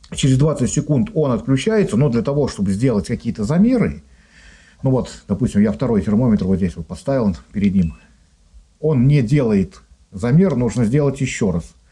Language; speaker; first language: Russian; native; Russian